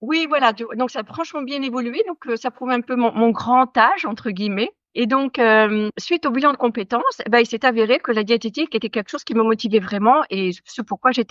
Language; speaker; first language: French; native; French